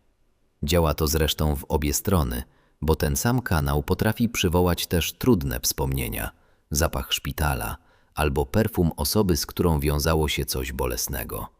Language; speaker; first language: Polish; native; Polish